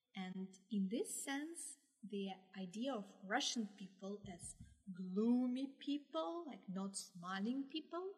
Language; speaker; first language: English; non-native, fluent; Russian